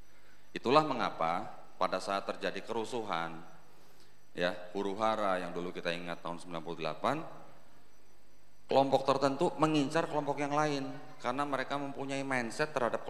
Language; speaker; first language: Indonesian; native; Indonesian